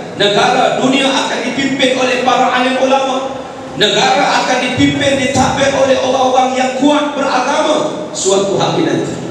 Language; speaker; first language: Malay; native; Malay